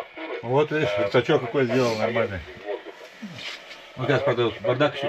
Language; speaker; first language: Russian; native; Russian